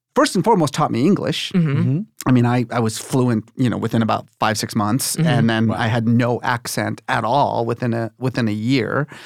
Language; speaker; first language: English; early bilingual, other home language; Persian